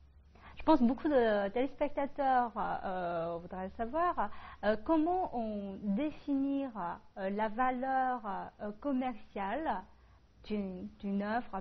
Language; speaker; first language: French; non-native, fluent; Chinese